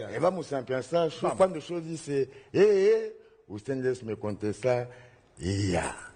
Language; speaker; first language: Spanish; non-native, learner; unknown